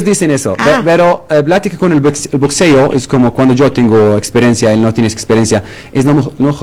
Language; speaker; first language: Spanish; non-native, learner; Arabic